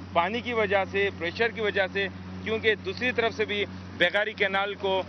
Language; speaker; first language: Urdu; native; Urdu